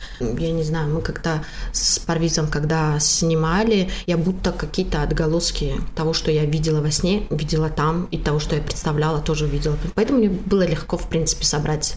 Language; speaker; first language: Russian; non-native, local second language; Tajik